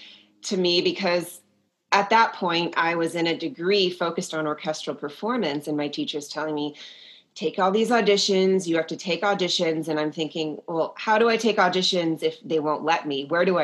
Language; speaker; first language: English; native; English